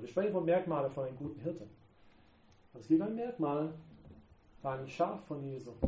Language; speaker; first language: German; non-native, fluent; English